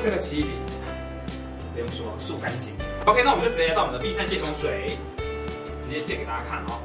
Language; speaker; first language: Chinese; native; Chinese